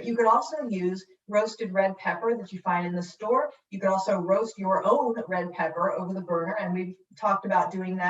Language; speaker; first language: English; native; English